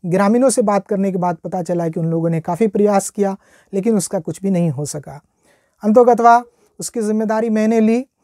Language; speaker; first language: Hindi; native; Hindi